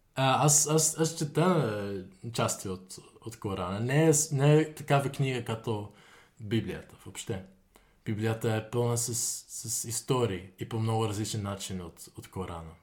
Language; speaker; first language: Bulgarian; non-native, fluent; Dutch